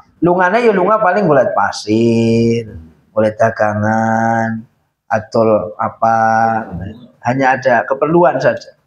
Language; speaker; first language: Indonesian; non-native, local second language; Javanese